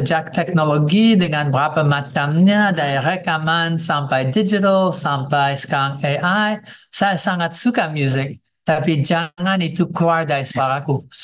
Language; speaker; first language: Indonesian; non-native, fluent; English